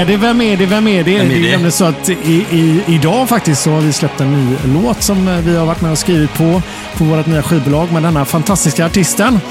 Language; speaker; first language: Swedish; native; Swedish